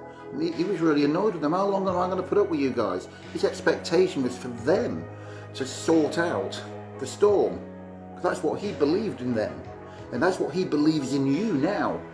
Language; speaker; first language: English; native; English